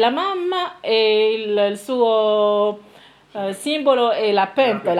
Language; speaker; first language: Italian; non-native, learner; Arabic